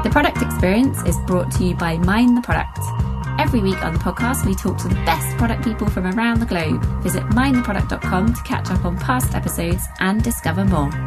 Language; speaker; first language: English; native; English